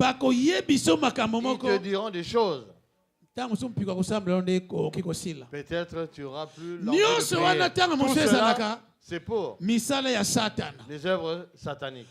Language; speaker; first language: French; non-native, local second language; Lingala